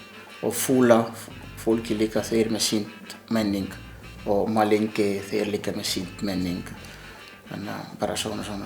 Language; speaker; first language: Icelandic; non-native, learner; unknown